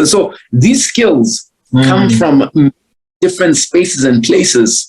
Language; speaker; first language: English; non-native, local second language; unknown